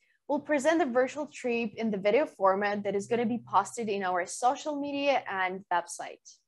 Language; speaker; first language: English; non-native, fluent; Ukrainian